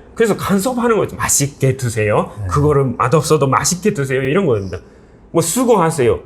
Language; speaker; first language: Korean; non-native, fluent; Japanese